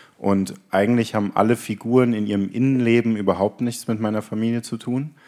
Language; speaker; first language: German; native; German